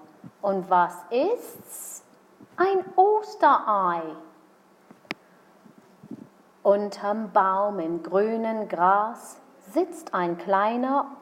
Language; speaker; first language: German; non-native, fluent; English